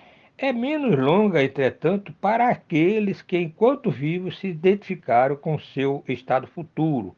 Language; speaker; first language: Portuguese; native; Portuguese